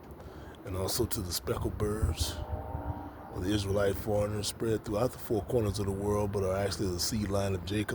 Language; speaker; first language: English; native; English